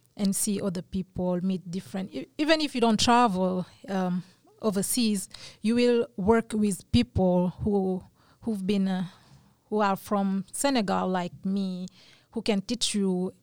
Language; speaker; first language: English; non-native, fluent; French